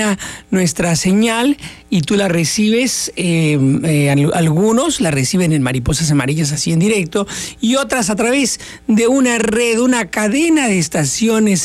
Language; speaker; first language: Spanish; native; Spanish